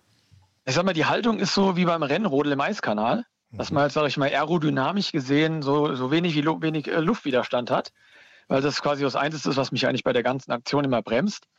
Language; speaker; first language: German; native; German